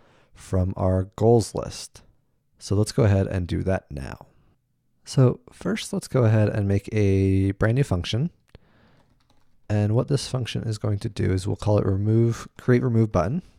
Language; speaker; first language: English; native; English